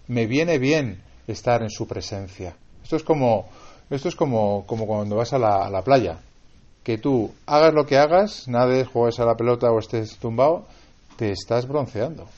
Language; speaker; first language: Spanish; native; Spanish